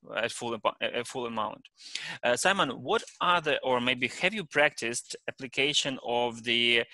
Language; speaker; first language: English; non-native, fluent; Ukrainian